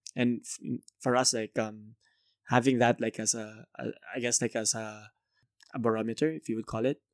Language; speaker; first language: English; non-native, local second language; Filipino